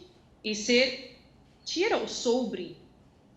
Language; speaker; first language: Portuguese; non-native, fluent; Dutch